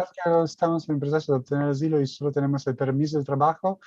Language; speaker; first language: Spanish; non-native, fluent; Italian